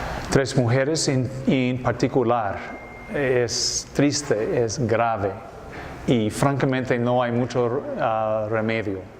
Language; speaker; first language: Spanish; non-native, fluent; English